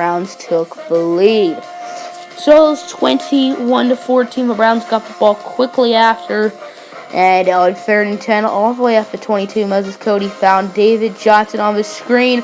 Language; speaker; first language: English; native; English